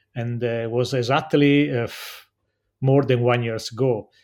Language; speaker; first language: English; non-native, learner; Italian